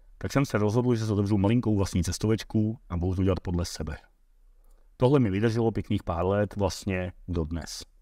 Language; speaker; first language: Czech; early bilingual, heritage; Dutch